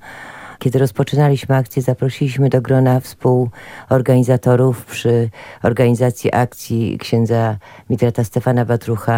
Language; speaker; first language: Polish; native; Polish